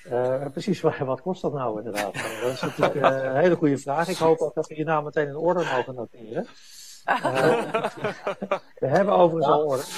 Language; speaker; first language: Dutch; native; Dutch